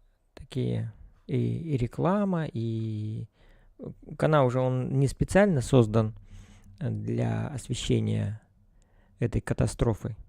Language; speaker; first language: Russian; native; Russian